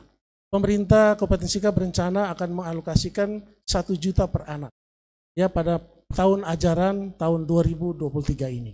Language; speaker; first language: Indonesian; native; Indonesian